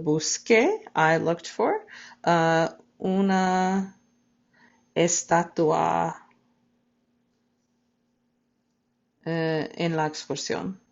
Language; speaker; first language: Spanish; non-native, fluent; English